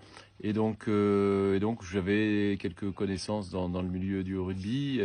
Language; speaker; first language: French; native; French